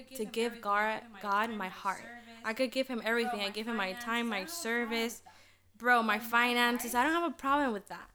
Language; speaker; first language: English; early bilingual, other home language; Spanish